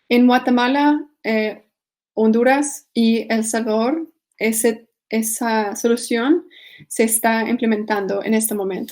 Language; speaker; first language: Spanish; non-native, fluent; English